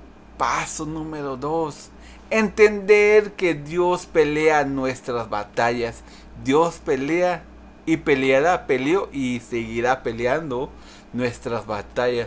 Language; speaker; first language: Spanish; early bilingual, heritage; Spanish